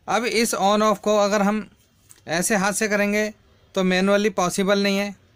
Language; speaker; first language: Hindi; native; Hindi